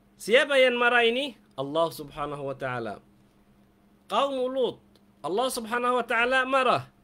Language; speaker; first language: Malay; non-native, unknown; Arabic